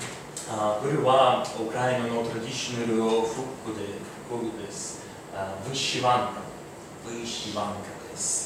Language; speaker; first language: Japanese; non-native, learner; Ukrainian